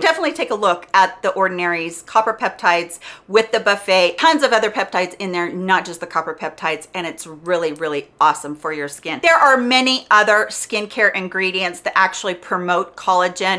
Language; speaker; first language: English; native; English